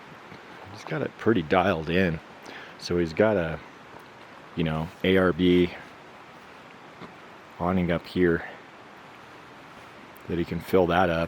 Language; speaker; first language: English; native; English